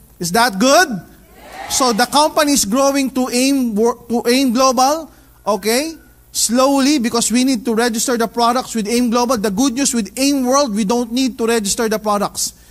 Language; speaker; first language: English; non-native, local second language; Filipino